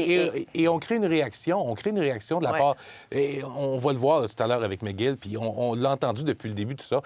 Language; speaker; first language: French; native; French